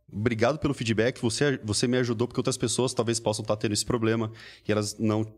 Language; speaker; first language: Portuguese; native; Portuguese